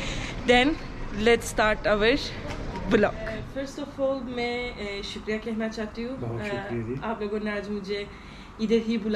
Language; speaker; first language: Hindi; non-native, learner; Turkish